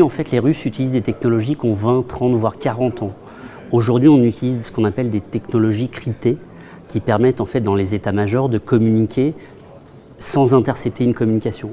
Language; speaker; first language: French; native; French